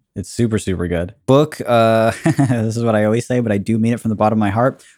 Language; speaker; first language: English; native; English